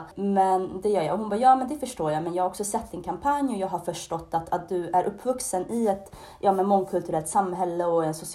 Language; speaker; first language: Swedish; early bilingual, other home language; Hungarian